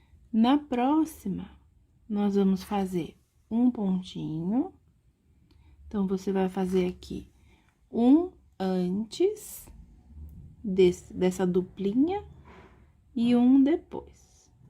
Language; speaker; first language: Portuguese; native; Portuguese